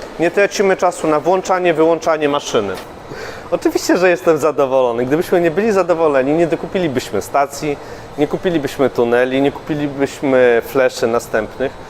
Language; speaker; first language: Polish; native; Polish